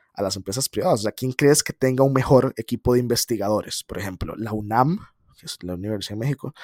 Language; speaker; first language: Spanish; native; Spanish